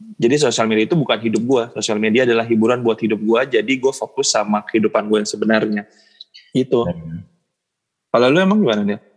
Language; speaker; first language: Indonesian; native; Indonesian